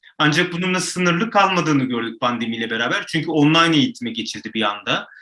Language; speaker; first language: Turkish; native; Turkish